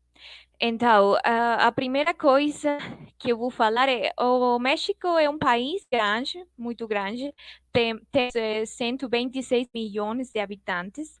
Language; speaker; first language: Portuguese; non-native, fluent; Spanish